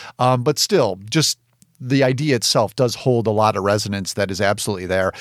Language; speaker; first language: English; native; English